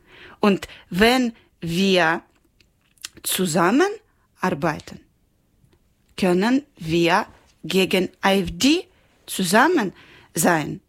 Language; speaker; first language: German; non-native, learner; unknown